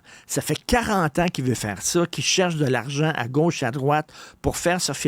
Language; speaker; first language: French; native; French